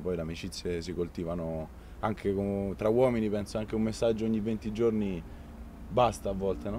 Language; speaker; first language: Italian; native; Italian